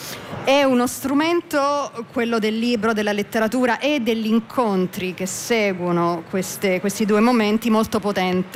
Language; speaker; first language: Italian; native; Italian